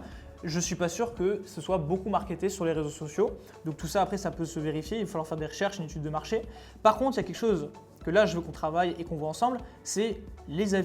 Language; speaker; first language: French; native; French